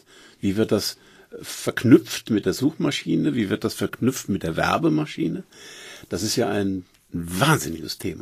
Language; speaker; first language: German; native; German